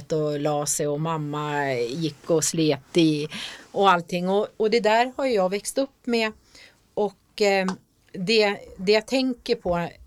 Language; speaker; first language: Swedish; native; Swedish